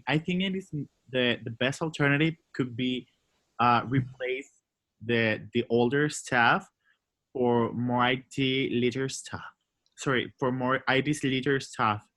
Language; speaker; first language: English; non-native, learner; Spanish